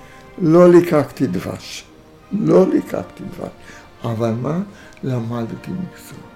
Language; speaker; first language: Hebrew; non-native, fluent; Romanian